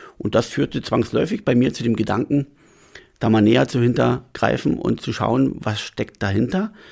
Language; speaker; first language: German; native; German